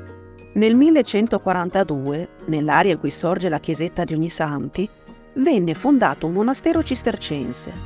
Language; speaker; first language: Italian; native; Italian